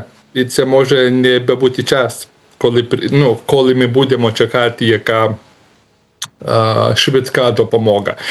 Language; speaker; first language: Ukrainian; non-native, learner; Lithuanian